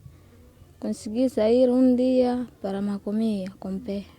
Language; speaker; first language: Portuguese; non-native, local second language; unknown